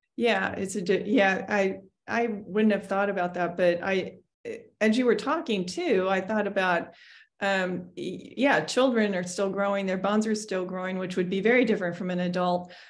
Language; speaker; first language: English; native; English